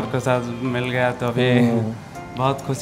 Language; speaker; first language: Hindi; non-native, local second language; Odia